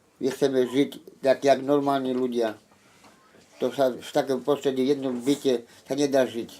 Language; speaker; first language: Slovak; non-native, local second language; Romany